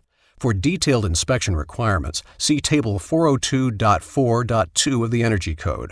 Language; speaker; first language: English; native; English